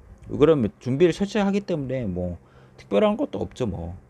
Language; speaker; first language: Korean; native; Korean